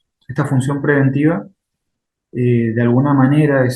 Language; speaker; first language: Spanish; native; Spanish